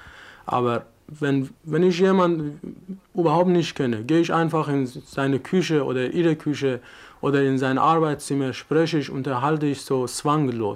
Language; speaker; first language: German; non-native, fluent; Persian